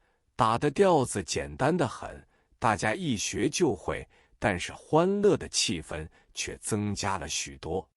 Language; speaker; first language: Chinese; native; Chinese